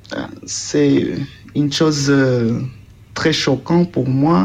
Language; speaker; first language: French; non-native, learner; Portuguese